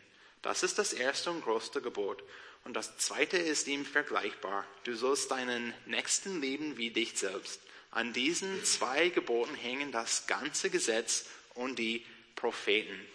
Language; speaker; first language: German; non-native, learner; English